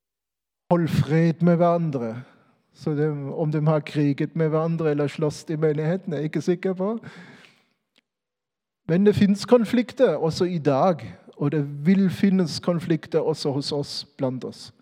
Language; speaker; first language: Norwegian; non-native, fluent; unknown